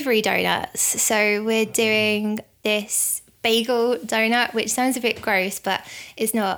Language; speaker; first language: English; native; English